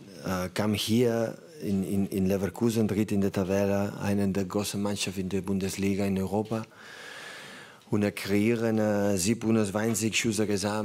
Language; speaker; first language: German; non-native, learner; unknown